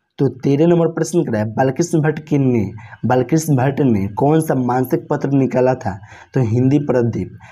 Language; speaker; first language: Hindi; native; Hindi